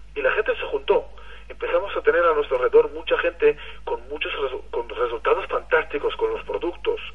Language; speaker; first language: Spanish; non-native, fluent; Hebrew